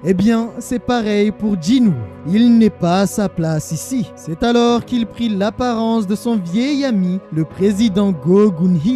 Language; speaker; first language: French; native; French